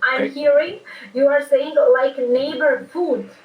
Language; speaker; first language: English; non-native, fluent; Serbian